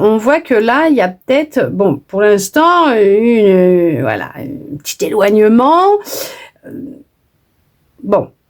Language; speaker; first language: French; native; French